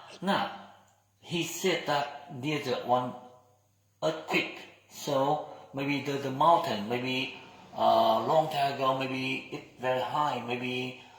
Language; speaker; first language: English; non-native, learner; Vietnamese